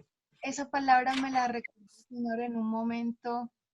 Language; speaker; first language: Spanish; native; Spanish